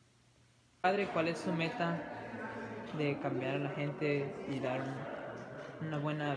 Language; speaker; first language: Spanish; early bilingual, heritage; Spanish